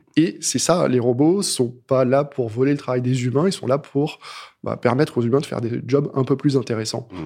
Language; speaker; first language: French; native; French